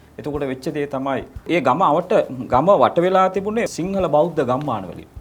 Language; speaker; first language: Sinhala; non-native, local second language; Tamil